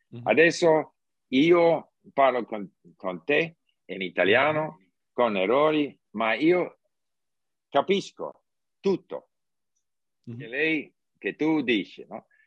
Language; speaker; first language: Italian; non-native, learner; English